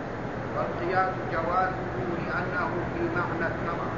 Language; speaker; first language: Arabic; native; Arabic